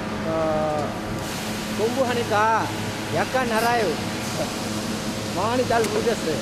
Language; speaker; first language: Korean; non-native, learner; Sinhala